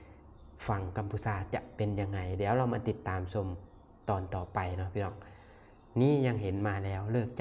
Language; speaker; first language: Thai; non-native, local second language; Northeastern Thai